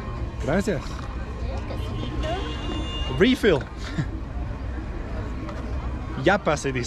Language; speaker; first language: Spanish; non-native, learner; Danish